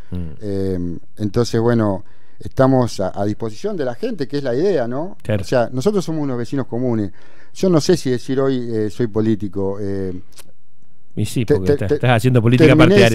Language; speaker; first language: Spanish; native; Spanish